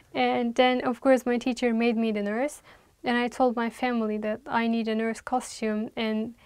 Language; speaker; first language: English; non-native, fluent; Turkish